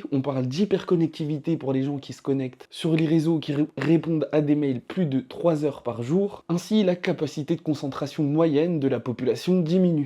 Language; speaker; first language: French; native; French